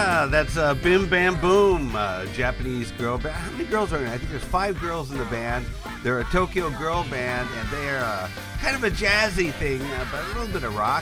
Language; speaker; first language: English; native; English